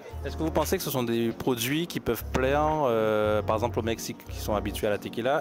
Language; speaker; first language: French; native; French